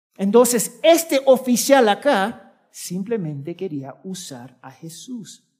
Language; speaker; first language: Spanish; early bilingual, heritage; Spanish